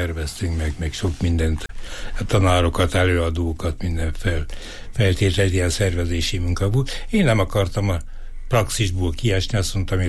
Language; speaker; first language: Hungarian; native; Hungarian